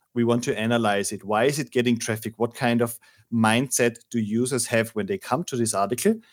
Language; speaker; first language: English; non-native, fluent; German